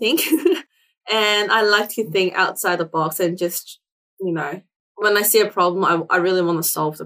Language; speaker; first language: English; non-native, local second language; Cantonese